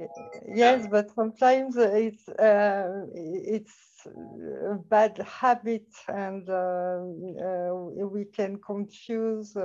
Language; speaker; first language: English; non-native, fluent; French